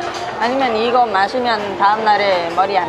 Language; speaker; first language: Korean; non-native, learner; Vietnamese